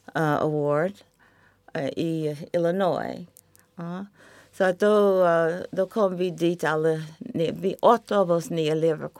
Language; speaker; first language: Swedish; non-native, fluent; English